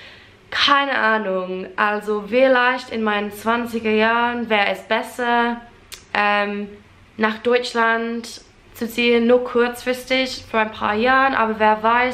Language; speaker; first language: German; non-native, fluent; English